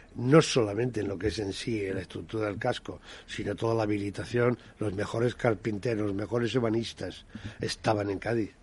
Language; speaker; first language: Spanish; native; Spanish